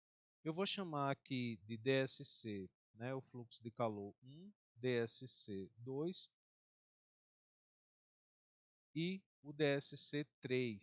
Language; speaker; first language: Portuguese; native; Portuguese